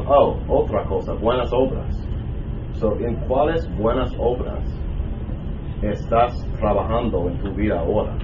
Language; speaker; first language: Spanish; non-native, learner; English